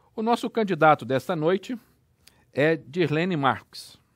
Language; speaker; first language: Portuguese; native; Portuguese